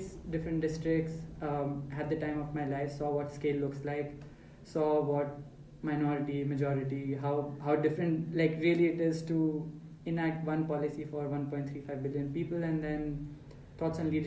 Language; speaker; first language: English; non-native, local second language; Hindi